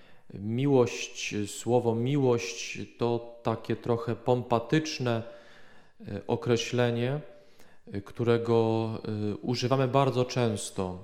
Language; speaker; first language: Polish; native; Polish